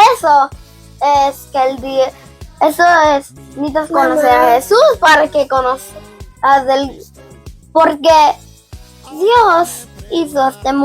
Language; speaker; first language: Spanish; early bilingual, heritage; Spanish